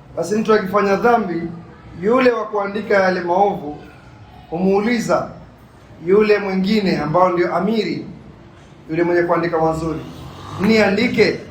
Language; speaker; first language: Swahili; native; Swahili